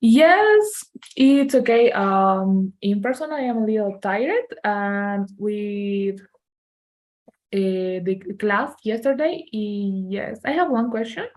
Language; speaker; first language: English; non-native, learner; Spanish